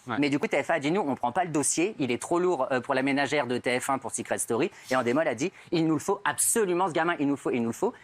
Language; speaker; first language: French; native; French